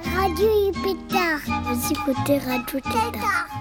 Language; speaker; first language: French; non-native, fluent; Portuguese